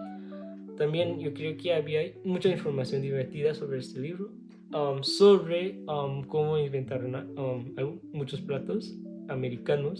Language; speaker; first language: Spanish; non-native, learner; English